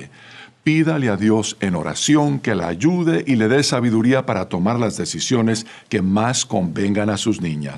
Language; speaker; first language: Spanish; native; Spanish